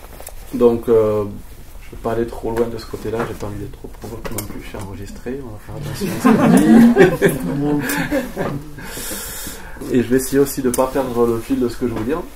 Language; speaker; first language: French; native; French